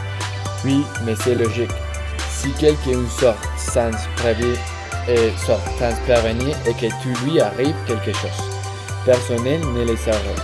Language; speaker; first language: French; non-native, learner; Spanish